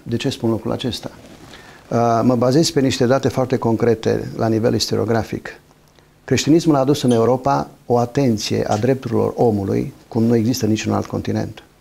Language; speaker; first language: Romanian; native; Romanian